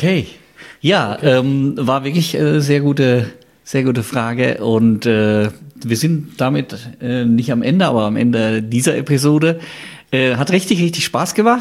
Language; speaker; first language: German; native; German